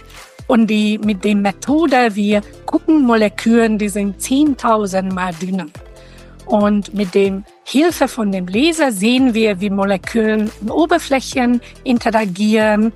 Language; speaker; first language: German; non-native, fluent; Hungarian